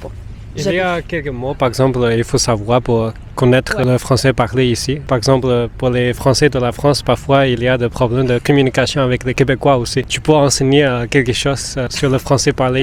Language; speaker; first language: French; non-native, fluent; Spanish